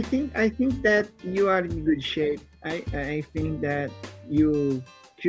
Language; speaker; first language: English; non-native, fluent; Portuguese